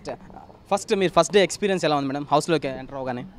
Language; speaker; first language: Telugu; native; Telugu